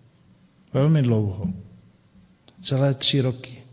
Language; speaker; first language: Czech; native; Czech